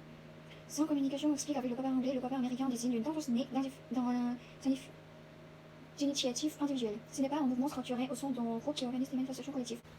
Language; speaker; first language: French; non-native, learner; Korean